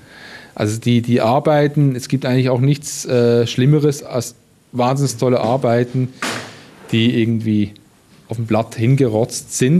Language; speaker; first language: German; native; German